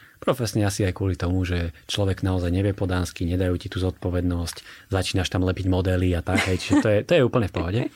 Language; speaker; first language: Slovak; native; Slovak